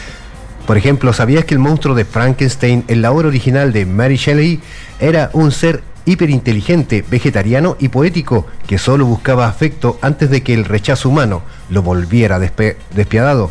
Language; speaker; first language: Spanish; native; Spanish